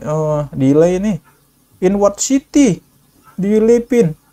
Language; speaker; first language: English; non-native, learner; Indonesian